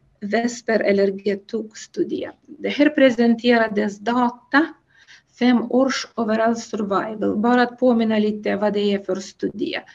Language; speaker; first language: Swedish; non-native, fluent; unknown